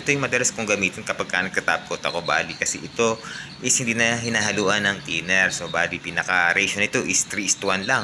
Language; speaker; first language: Filipino; native; Filipino